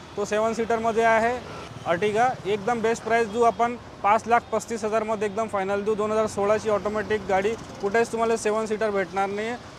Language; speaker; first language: Marathi; non-native, local second language; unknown